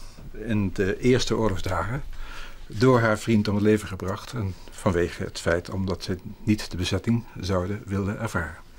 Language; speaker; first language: Dutch; native; Dutch